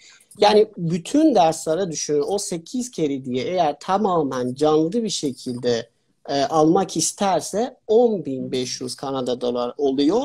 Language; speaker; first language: Turkish; non-native, fluent; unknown